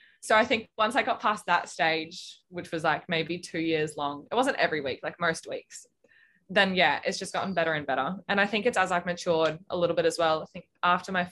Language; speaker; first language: English; native; English